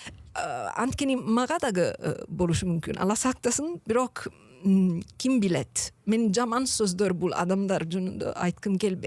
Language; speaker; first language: Kyrgyz; non-native, learner; Italian